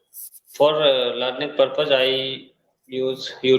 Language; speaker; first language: English; non-native, fluent; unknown